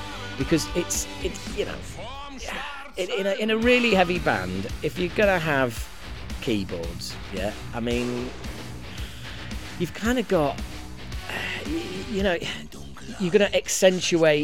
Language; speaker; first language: English; native; English